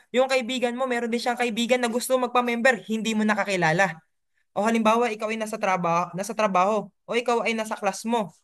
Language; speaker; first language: Filipino; native; Filipino